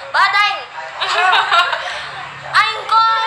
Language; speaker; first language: Vietnamese; non-native, learner; Indonesian